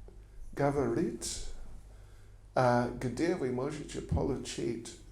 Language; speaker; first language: Russian; non-native, learner; English